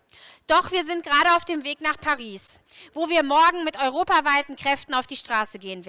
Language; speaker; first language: German; native; German